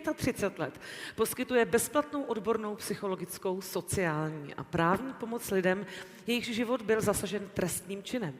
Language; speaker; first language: Czech; native; Czech